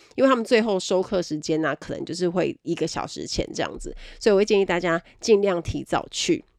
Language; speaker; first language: Chinese; native; Chinese